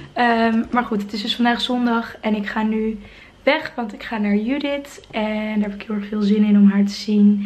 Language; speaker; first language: Dutch; native; Dutch